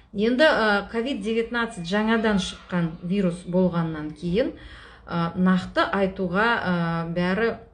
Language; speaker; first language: Kazakh; non-native, local second language; Russian